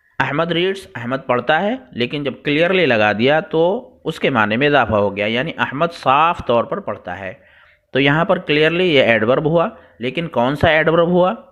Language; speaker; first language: Urdu; native; Urdu